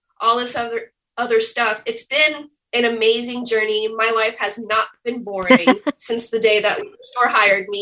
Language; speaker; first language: English; native; English